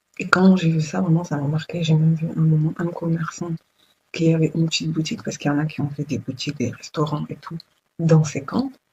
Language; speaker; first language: French; early bilingual, other home language; Lingala